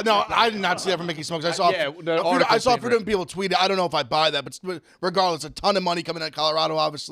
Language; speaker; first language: English; native; English